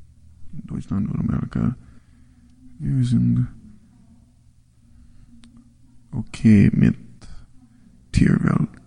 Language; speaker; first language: German; non-native, learner; English